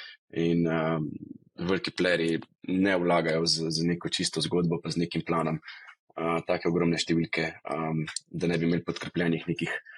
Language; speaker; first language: Slovenian; native; Slovenian